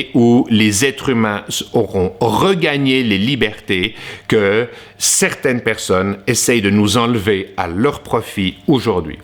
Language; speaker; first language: French; native; French